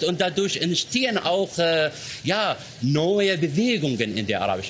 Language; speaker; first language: German; non-native, fluent; Arabic